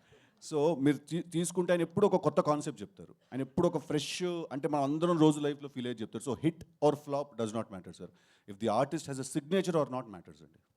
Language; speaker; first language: Telugu; native; Telugu